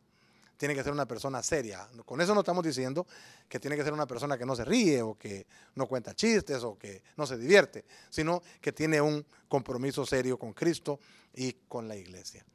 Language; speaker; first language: Spanish; native; Spanish